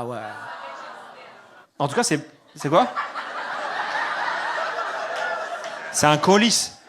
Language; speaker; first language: French; native; French